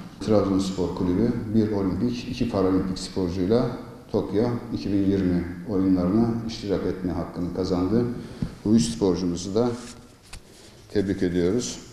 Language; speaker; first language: Turkish; native; Turkish